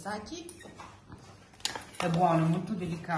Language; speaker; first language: Italian; non-native, learner; Thai